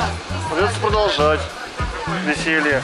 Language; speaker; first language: Russian; native; Russian